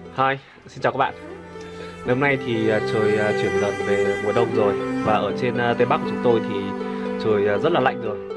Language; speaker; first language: Vietnamese; non-native, local second language; Iu Mien